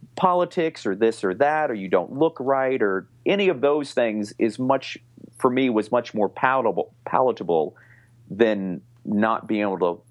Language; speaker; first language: English; native; English